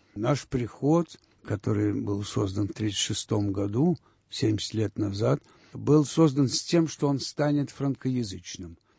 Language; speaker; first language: Russian; early bilingual, heritage; Russian